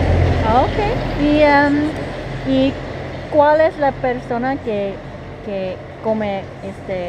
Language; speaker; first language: Spanish; non-native, learner; English